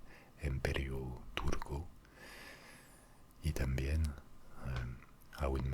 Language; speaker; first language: Spanish; non-native, fluent; French